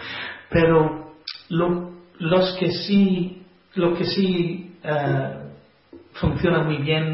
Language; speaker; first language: Spanish; non-native, fluent; English